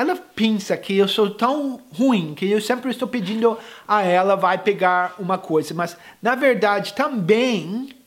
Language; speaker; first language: Portuguese; non-native, fluent; English